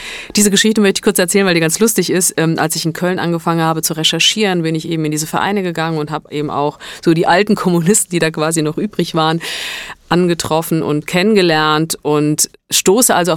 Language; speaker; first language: German; early bilingual, other home language; Italian